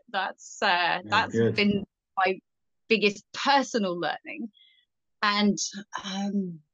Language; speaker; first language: English; native; English